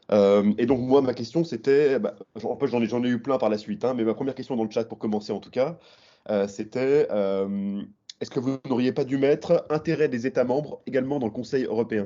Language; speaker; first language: French; native; French